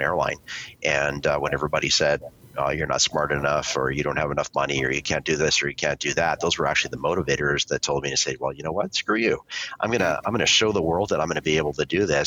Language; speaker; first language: English; native; English